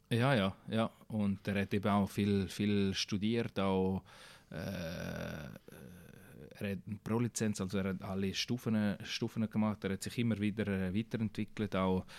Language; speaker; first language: German; non-native, local second language; Italian